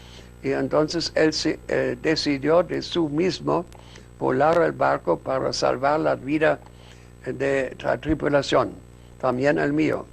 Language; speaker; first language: Spanish; non-native, fluent; German